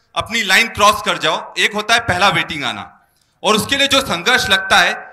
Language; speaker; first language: Hindi; native; Hindi